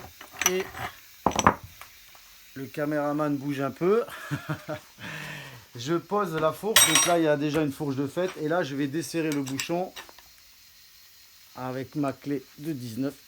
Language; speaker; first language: French; native; French